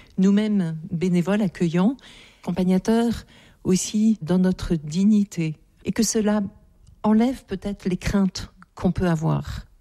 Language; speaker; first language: French; native; French